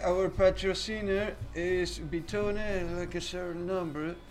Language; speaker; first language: English; non-native, learner; Spanish